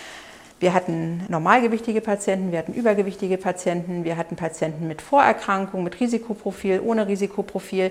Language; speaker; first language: German; native; German